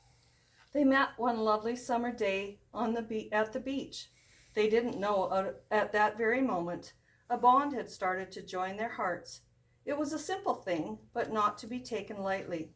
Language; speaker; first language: English; native; English